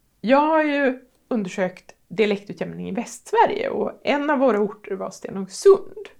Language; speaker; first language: Swedish; native; Swedish